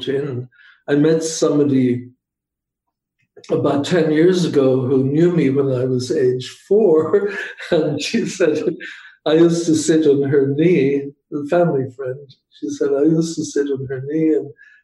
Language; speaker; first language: English; native; English